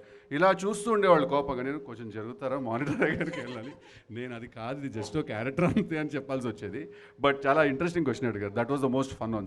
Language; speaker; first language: Telugu; native; Telugu